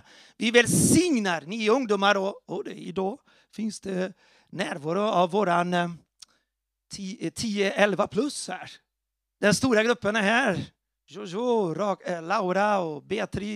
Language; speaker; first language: Swedish; non-native, fluent; Portuguese